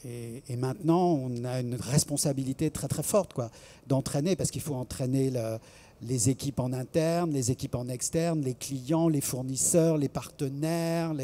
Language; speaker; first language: French; native; French